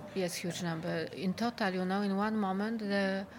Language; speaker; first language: English; non-native, fluent; Polish